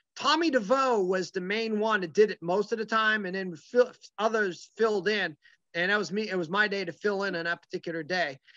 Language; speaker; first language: English; native; English